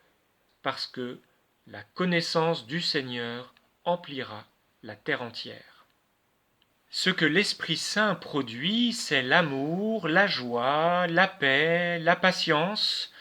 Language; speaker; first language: French; native; French